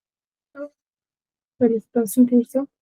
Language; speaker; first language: French; non-native, learner; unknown